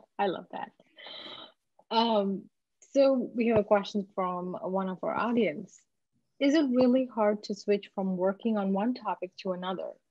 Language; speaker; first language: English; native; English